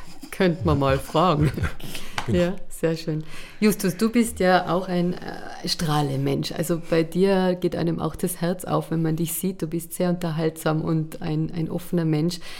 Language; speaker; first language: German; native; German